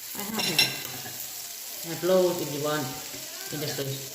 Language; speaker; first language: English; non-native, learner; Thai